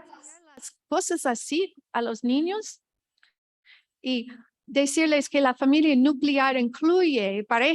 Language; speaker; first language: Spanish; non-native, fluent; English